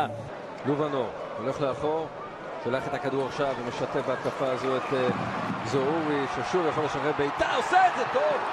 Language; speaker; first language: Hebrew; native; Hebrew